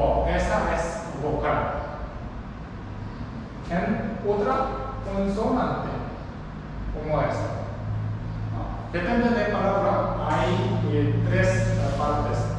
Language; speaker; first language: Spanish; non-native, learner; Korean